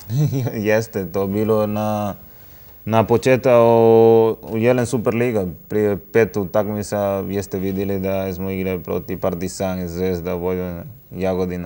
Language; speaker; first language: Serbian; non-native, learner; Spanish